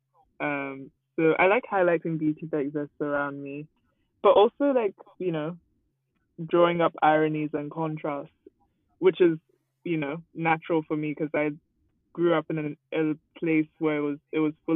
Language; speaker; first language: English; non-native, local second language; Yoruba